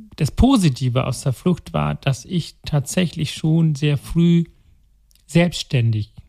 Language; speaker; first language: German; non-native, local second language; Tamil